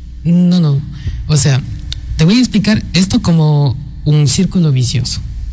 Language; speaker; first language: Spanish; native; Spanish